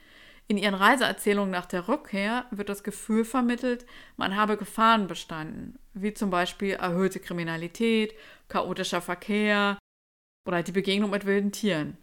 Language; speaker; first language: German; native; German